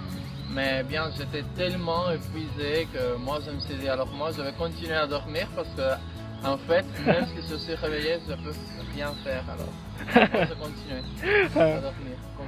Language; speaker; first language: French; non-native, fluent; Spanish